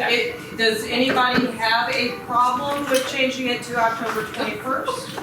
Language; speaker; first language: English; native; English